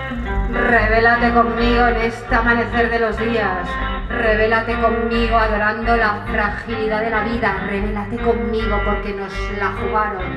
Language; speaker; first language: Spanish; native; Spanish